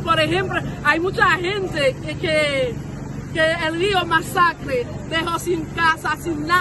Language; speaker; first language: Spanish; non-native, fluent; Haitian Creole